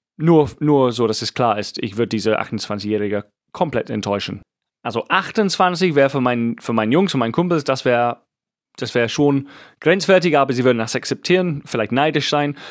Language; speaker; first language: German; non-native, fluent; English